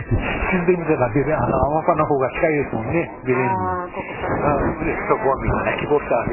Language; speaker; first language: Japanese; native; Japanese